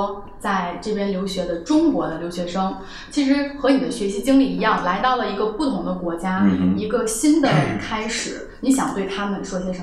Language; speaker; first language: Chinese; native; Chinese